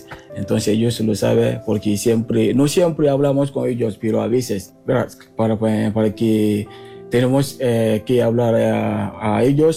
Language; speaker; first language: Spanish; non-native, fluent; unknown